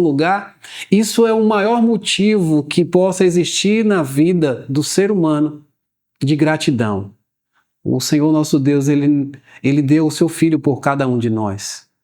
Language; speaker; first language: Portuguese; native; Portuguese